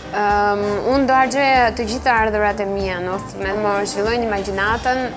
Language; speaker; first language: Albanian; native; Albanian